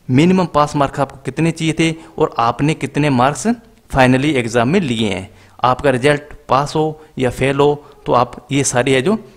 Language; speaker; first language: Hindi; native; Hindi